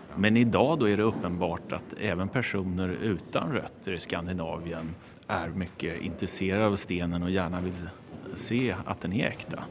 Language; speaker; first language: Swedish; native; Swedish